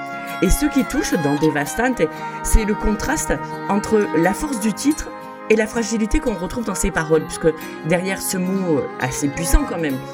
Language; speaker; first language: French; native; French